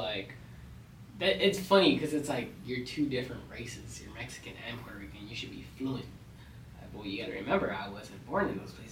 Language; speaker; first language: English; native; English